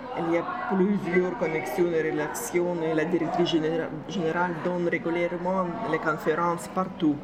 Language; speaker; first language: French; non-native, fluent; Russian